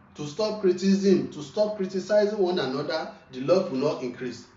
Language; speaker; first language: English; non-native, local second language; Yoruba